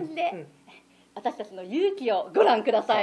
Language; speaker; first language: Japanese; native; Japanese